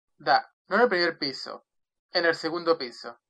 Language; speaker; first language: Spanish; non-native, fluent; Russian